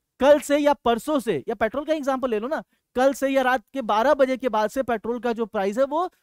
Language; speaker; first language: Hindi; native; Hindi